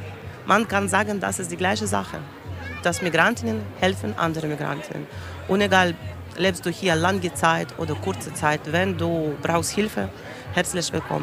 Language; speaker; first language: German; non-native, learner; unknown